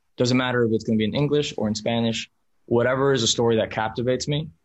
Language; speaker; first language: English; early bilingual, other home language; Spanish